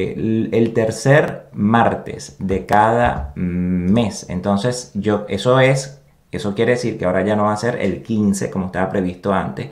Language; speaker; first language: Spanish; native; Spanish